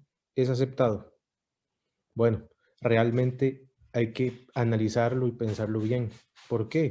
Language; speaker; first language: Spanish; native; Spanish